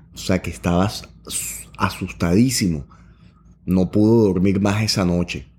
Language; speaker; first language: Spanish; native; Spanish